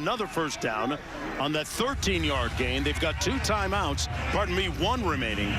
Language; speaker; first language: English; native; English